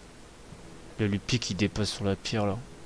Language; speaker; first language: French; native; French